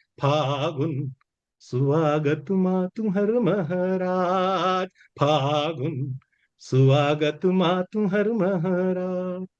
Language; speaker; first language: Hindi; native; Hindi